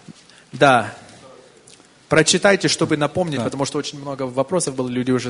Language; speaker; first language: Russian; early bilingual, heritage; Russian